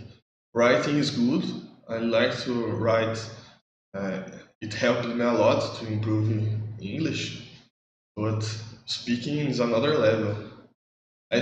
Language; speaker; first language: English; non-native, learner; Portuguese